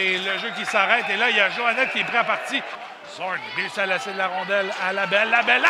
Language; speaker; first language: French; native; French